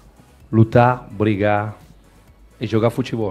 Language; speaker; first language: Portuguese; non-native, fluent; Spanish